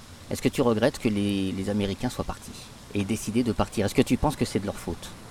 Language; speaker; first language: French; native; French